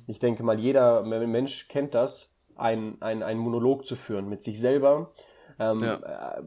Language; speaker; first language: German; early bilingual, other home language; Russian